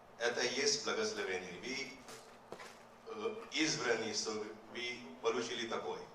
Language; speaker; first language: Russian; non-native, fluent; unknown